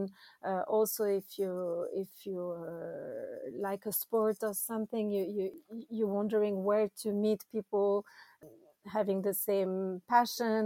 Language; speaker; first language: English; non-native, fluent; French